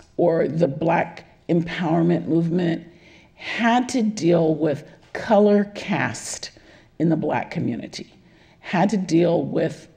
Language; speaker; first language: English; native; English